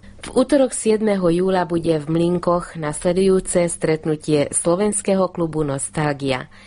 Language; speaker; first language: Slovak; non-native, local second language; Hungarian